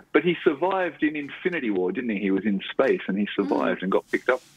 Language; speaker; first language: English; native; English